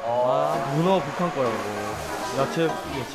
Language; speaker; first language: Korean; native; Korean